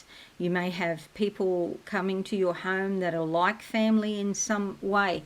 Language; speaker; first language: English; native; English